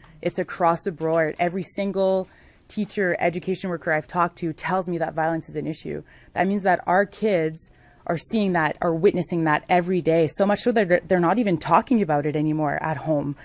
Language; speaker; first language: English; non-native, local second language; French